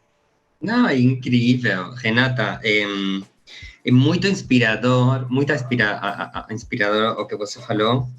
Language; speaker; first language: Portuguese; non-native, learner; Spanish